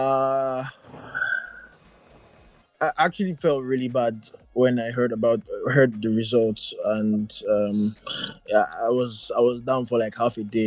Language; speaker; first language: English; non-native, local second language; Yoruba